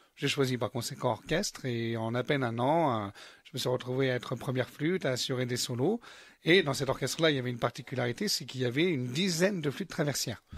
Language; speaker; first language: French; native; French